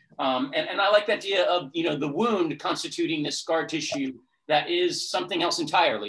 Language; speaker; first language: English; native; English